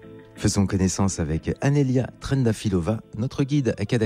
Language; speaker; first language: French; native; French